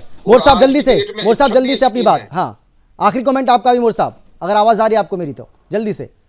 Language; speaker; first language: Hindi; native; Hindi